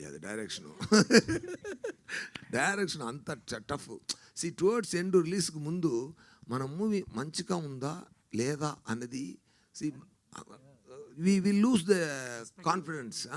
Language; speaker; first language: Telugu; non-native, fluent; Tamil